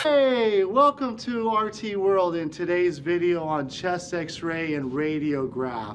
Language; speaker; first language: English; native; English